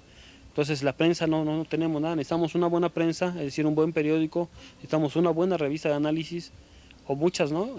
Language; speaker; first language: Spanish; native; Spanish